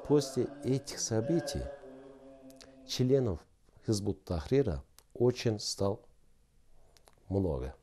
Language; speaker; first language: Russian; non-native, local second language; Kyrgyz